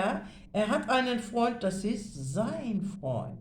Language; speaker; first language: German; non-native, fluent; Turkish